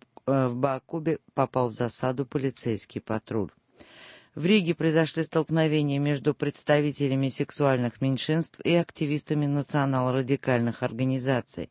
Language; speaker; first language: Russian; native; Russian